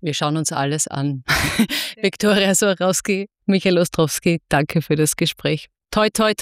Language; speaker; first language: German; native; German